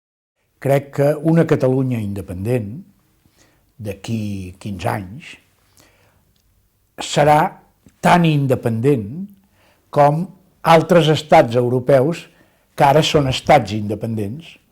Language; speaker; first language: Catalan; native; Catalan